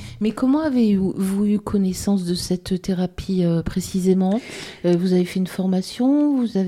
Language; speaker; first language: French; native; French